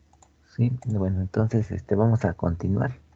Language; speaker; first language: Spanish; native; Spanish